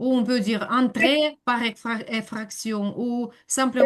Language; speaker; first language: French; non-native, fluent; Ukrainian